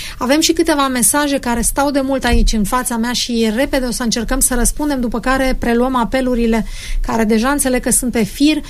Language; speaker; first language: Romanian; native; Romanian